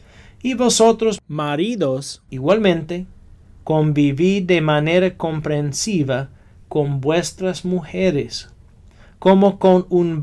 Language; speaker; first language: Spanish; non-native, fluent; English